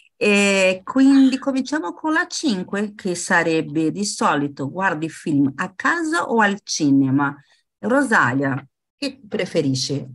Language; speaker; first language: Italian; non-native, fluent; Portuguese